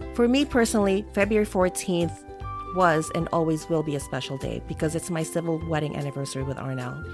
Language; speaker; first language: English; non-native, local second language; Filipino